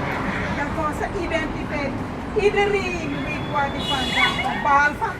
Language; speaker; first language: Dutch; non-native, local second language; Sranan Tongo